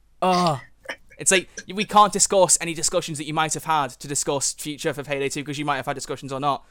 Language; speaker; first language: English; native; English